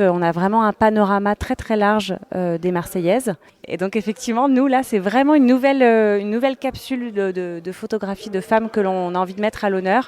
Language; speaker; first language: French; native; French